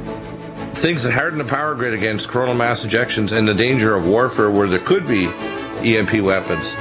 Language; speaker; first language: English; native; English